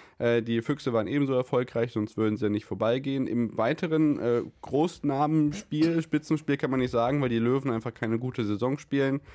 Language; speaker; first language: German; native; German